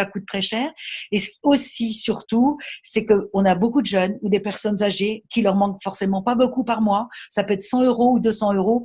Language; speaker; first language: French; native; French